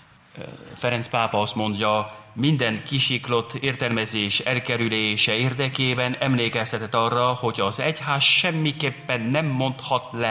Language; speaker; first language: Hungarian; non-native, fluent; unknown